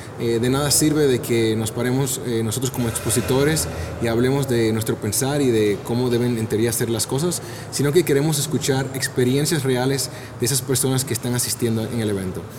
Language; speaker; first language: Spanish; native; Spanish